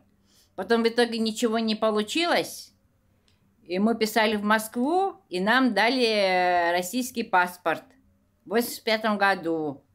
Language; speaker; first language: Russian; non-native, local second language; Korean